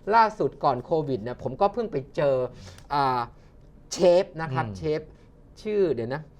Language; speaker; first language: Thai; native; Thai